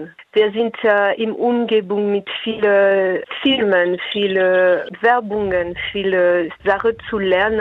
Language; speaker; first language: German; non-native, fluent; French